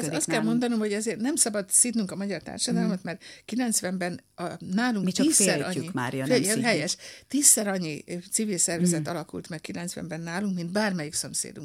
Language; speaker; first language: Hungarian; native; Hungarian